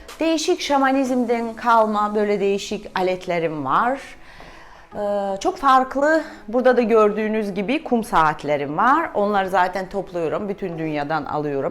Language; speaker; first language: Turkish; non-native, fluent; Russian